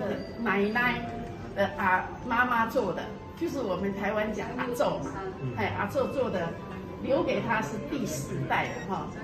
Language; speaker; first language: Chinese; native; Chinese